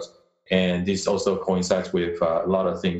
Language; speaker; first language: English; non-native, local second language; Chinese